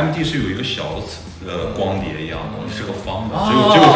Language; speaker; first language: Chinese; native; Chinese